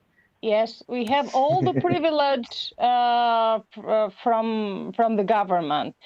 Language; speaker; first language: English; non-native, learner; Albanian